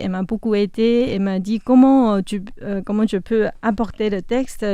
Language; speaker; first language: French; non-native, fluent; Chinese